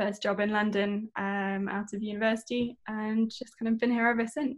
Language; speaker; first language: English; native; English